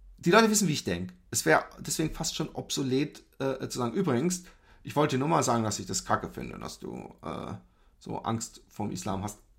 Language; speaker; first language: German; early bilingual, other home language; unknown